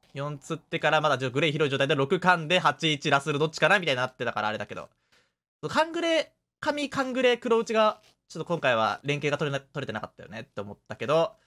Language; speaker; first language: Japanese; native; Japanese